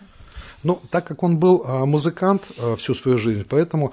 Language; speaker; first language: Russian; native; Russian